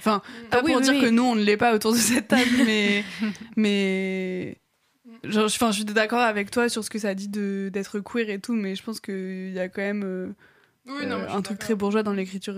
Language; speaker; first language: French; native; French